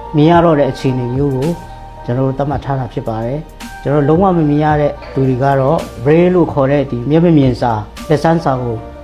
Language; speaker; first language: Burmese; non-native, local second language; Kachin